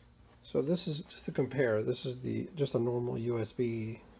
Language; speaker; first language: English; native; English